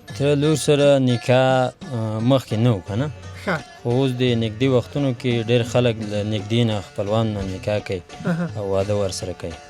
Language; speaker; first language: Pashto; non-native, local second language; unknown